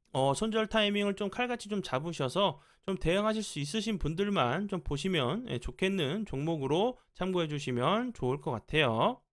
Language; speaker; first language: Korean; native; Korean